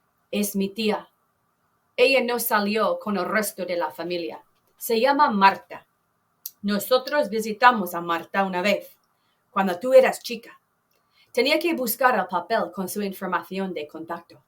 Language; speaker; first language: Spanish; non-native, fluent; English